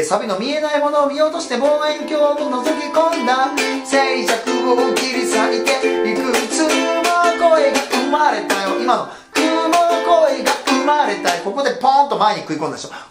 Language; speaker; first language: Japanese; native; Japanese